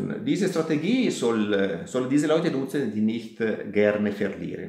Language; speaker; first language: German; non-native, fluent; Italian